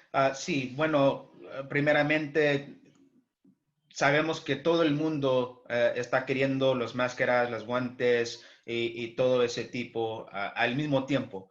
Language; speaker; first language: Spanish; early bilingual, heritage; English